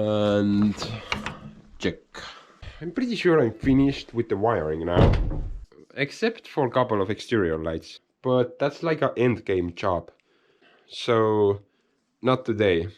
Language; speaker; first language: English; non-native, fluent; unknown